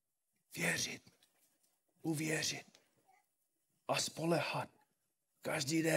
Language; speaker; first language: Czech; non-native, fluent; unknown